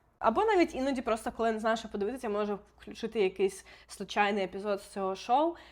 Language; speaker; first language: Ukrainian; non-native, local second language; Russian